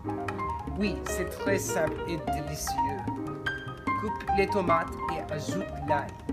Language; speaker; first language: French; non-native, learner; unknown